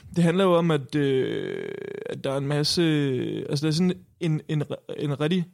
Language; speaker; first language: Danish; native; Danish